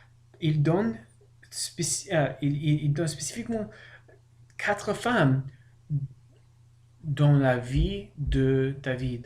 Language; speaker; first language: French; non-native, learner; English